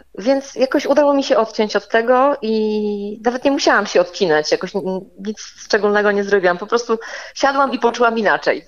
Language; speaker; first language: Polish; native; Polish